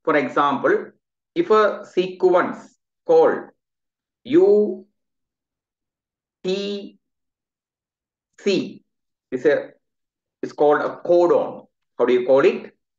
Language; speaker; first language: English; non-native, local second language; Tamil